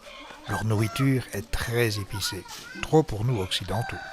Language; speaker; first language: French; native; French